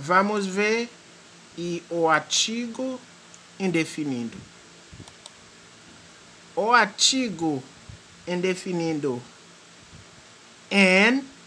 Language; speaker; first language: Portuguese; non-native, fluent; French